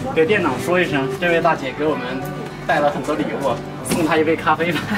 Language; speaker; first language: Chinese; native; Chinese